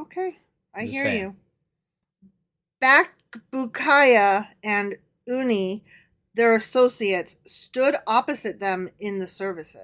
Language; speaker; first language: English; native; English